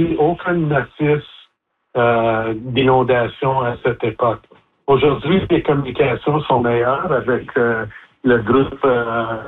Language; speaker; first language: French; native; French